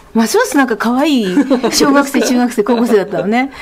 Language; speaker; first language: Japanese; native; Japanese